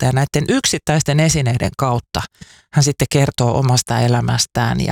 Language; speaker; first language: Finnish; native; Finnish